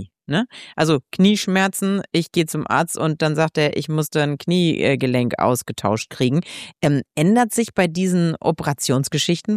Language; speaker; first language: German; native; German